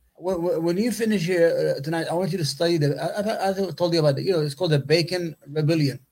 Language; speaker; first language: English; native; English